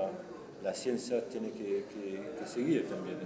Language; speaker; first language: Spanish; non-native, fluent; French